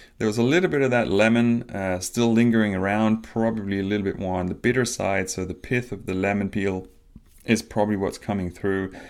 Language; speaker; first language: English; non-native, fluent; Danish